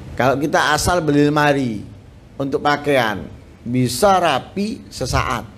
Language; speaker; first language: Indonesian; native; Indonesian